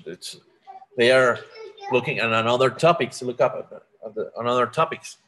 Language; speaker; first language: English; non-native, learner; Spanish